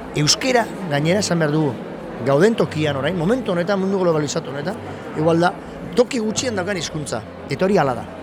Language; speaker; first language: Basque; non-native, local second language; Spanish